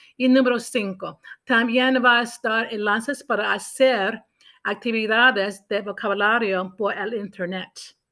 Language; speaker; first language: Spanish; non-native, learner; English